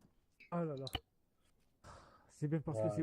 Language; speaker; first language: French; native; French